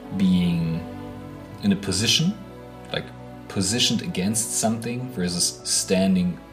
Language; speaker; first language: English; non-native, fluent; German